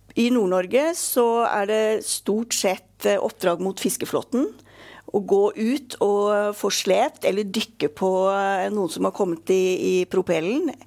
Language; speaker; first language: Norwegian; native; Norwegian